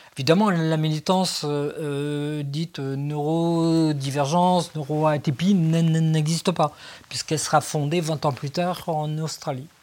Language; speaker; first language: French; native; French